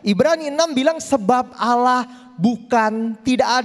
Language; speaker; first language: Indonesian; native; Indonesian